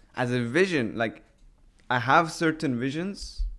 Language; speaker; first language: English; early bilingual, other home language; Persian